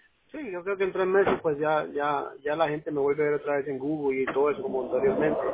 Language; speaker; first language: Spanish; native; Spanish